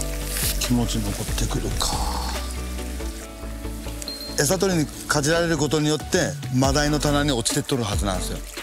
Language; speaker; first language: Japanese; native; Japanese